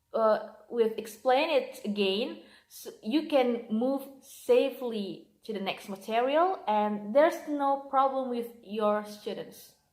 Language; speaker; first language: English; non-native, learner; Indonesian